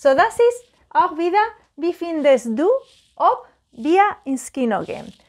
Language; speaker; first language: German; non-native, learner; Spanish